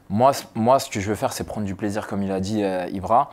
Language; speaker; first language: French; native; French